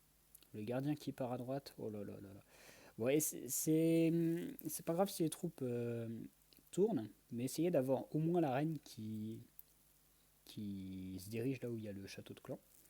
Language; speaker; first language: French; native; French